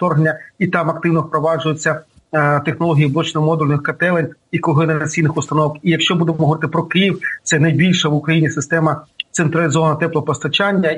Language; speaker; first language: Ukrainian; native; Ukrainian